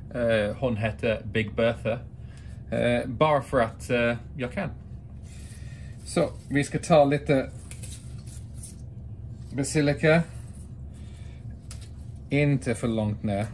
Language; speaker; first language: Swedish; non-native, fluent; English